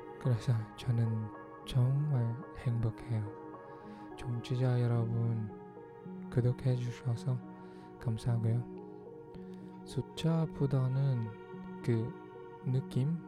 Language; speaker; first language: Korean; non-native, learner; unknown